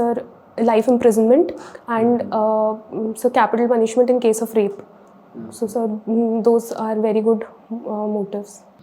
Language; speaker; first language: English; non-native, local second language; Hindi